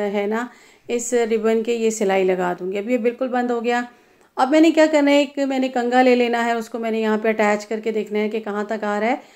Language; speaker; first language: Urdu; non-native, local second language; Punjabi